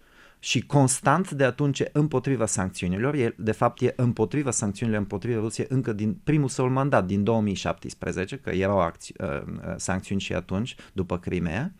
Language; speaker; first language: Romanian; non-native, fluent; Bulgarian